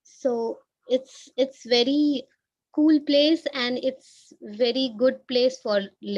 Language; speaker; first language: English; non-native, learner; Hindi